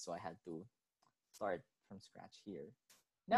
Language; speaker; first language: English; non-native, local second language; Filipino